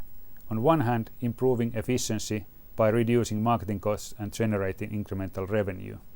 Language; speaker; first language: English; non-native, fluent; Finnish